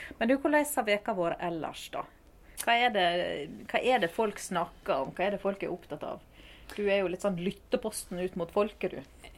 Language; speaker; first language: Norwegian; native; Norwegian